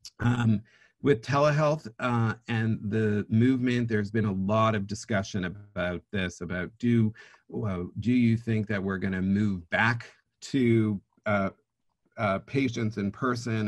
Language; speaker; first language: English; native; English